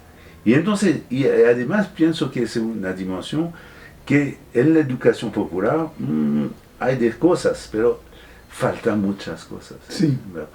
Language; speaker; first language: Spanish; non-native, fluent; French